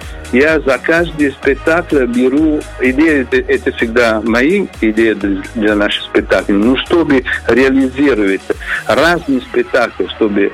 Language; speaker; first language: Russian; non-native, learner; Italian